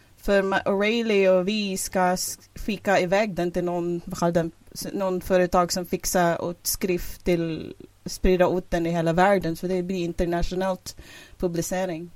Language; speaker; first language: Swedish; non-native, fluent; Filipino